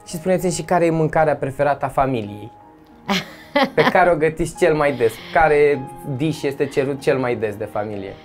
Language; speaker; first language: Romanian; native; Romanian